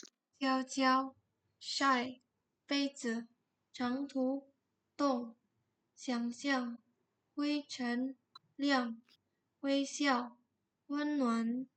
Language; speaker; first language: Chinese; non-native, learner; Indonesian